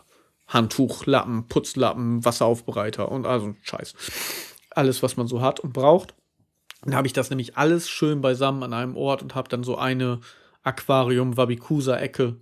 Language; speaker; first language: German; native; German